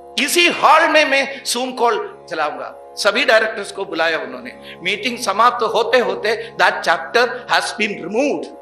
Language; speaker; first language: Hindi; non-native, local second language; Malayalam